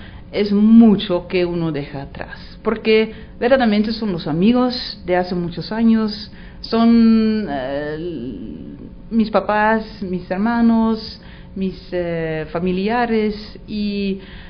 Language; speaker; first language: Spanish; non-native, fluent; Dutch